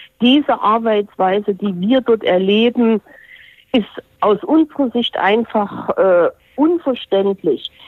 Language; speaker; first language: German; native; German